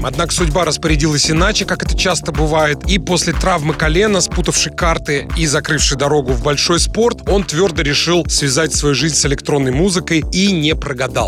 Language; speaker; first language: Russian; native; Russian